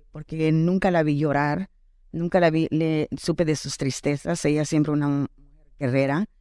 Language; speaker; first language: Spanish; early bilingual, heritage; Spanish